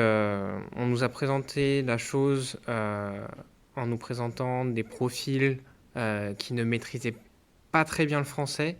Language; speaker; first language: French; native; French